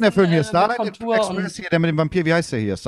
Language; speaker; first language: German; native; German